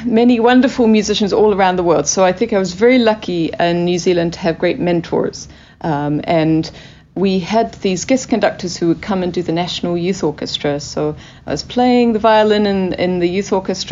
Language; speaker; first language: English; native; English